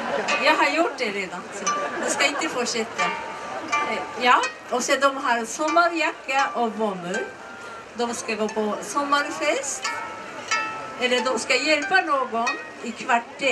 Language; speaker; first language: Swedish; non-native, learner; Japanese